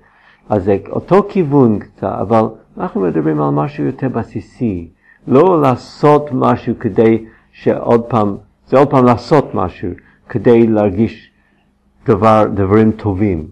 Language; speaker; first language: Hebrew; non-native, fluent; English